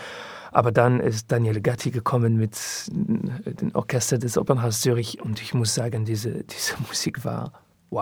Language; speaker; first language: German; non-native, learner; French